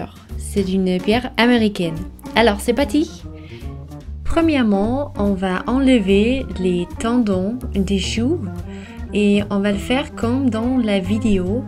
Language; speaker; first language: French; non-native, fluent; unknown